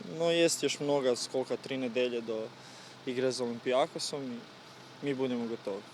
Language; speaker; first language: Russian; non-native, learner; Croatian